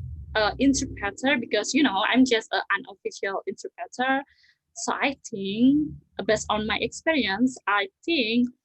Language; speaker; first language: English; non-native, learner; Indonesian